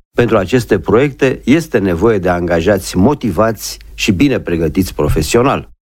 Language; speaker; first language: Romanian; native; Romanian